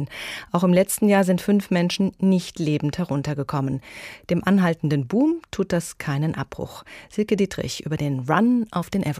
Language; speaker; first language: German; native; German